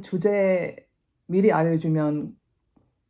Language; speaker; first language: Korean; non-native, fluent; English